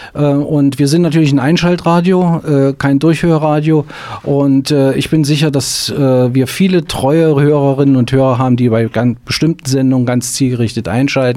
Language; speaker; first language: German; native; German